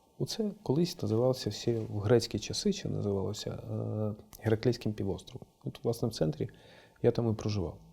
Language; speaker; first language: Ukrainian; non-native, local second language; Russian